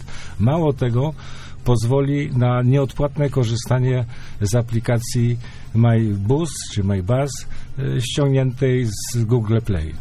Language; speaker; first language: Polish; native; Polish